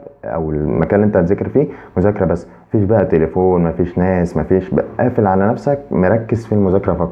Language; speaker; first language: Arabic; native; Arabic